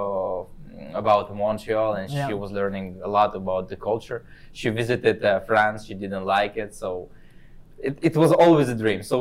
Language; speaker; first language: English; non-native, fluent; Kazakh